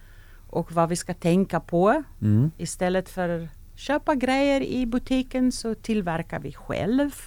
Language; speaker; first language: Swedish; non-native, fluent; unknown